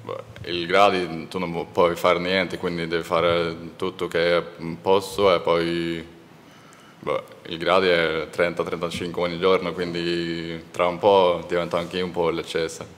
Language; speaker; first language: Italian; non-native, learner; Norwegian